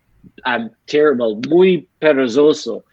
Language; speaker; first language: Spanish; non-native, learner; English